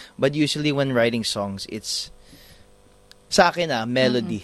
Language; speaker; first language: English; native; English